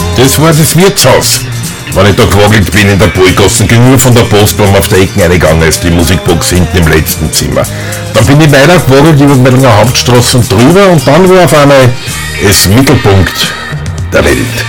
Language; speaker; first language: German; native; German